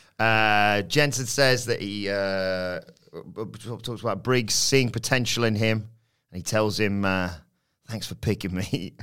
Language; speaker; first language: English; native; English